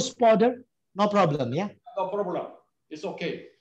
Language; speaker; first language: English; non-native, learner; Korean